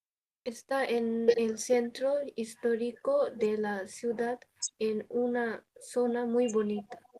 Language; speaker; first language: Spanish; non-native, learner; Bangla